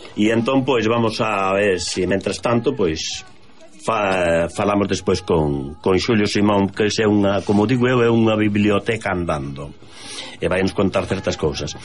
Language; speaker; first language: Galician; early bilingual, heritage; Galician